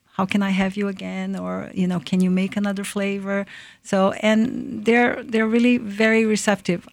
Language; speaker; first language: English; early bilingual, other home language; Portuguese